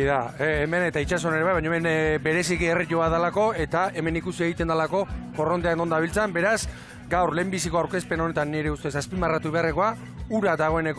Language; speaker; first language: Basque; native; Basque